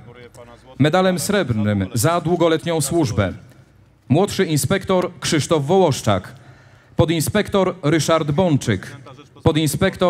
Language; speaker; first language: Polish; native; Polish